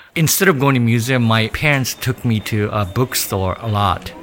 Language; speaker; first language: English; early bilingual, other home language; Japanese